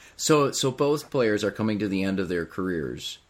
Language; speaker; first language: English; native; English